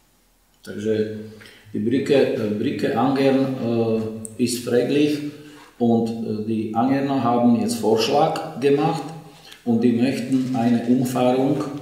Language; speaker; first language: German; non-native, learner; Slovak